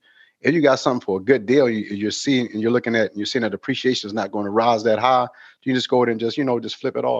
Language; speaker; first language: English; native; English